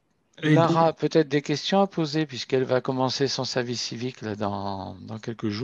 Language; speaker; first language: French; native; French